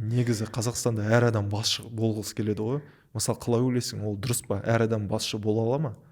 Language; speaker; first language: Kazakh; non-native, local second language; Russian